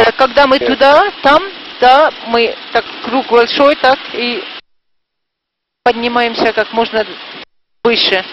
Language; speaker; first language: Russian; non-native, learner; French